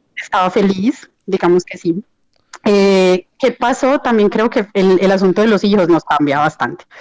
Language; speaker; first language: Spanish; native; Spanish